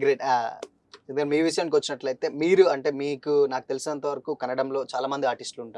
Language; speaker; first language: Telugu; native; Telugu